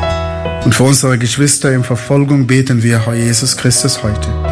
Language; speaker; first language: German; non-native, fluent; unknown